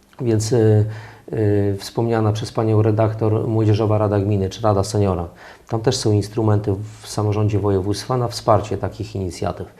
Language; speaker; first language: Polish; native; Polish